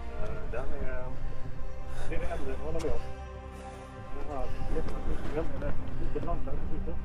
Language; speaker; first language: Swedish; native; Swedish